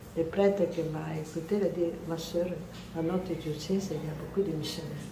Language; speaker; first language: French; non-native, fluent; Italian